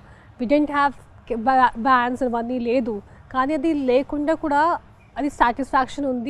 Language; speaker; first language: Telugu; non-native, fluent; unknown